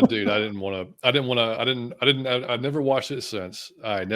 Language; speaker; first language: English; native; English